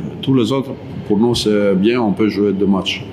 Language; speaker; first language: French; non-native, learner; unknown